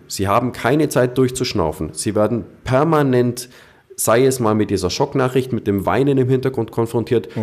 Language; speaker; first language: German; native; German